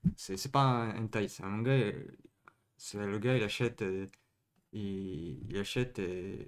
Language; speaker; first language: French; native; French